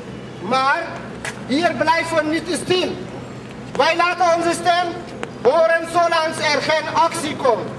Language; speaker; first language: Dutch; non-native, fluent; Persian